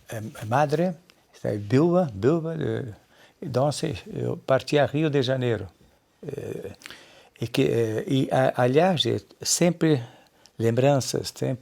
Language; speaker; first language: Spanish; non-native, learner; Portuguese